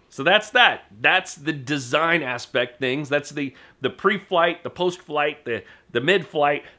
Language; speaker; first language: English; native; English